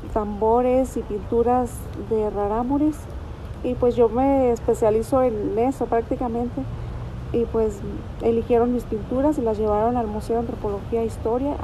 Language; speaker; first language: Spanish; native; Spanish